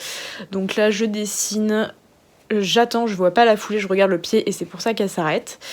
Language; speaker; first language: French; native; French